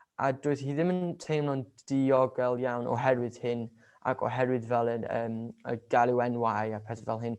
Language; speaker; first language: Welsh; non-native, local second language; English